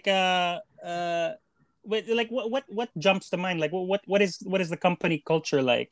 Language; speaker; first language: English; non-native, local second language; Cebuano